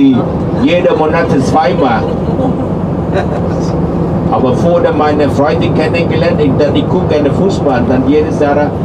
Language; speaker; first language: German; non-native, learner; Vietnamese